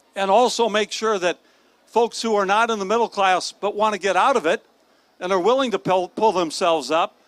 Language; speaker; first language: English; native; English